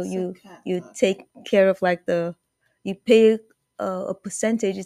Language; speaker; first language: English; non-native, local second language; Yoruba